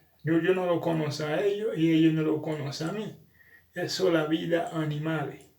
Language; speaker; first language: Spanish; non-native, learner; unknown